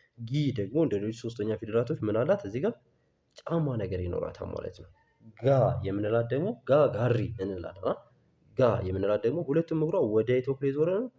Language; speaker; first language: Amharic; native; Amharic